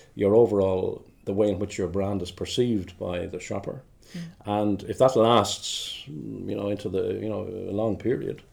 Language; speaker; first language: English; native; English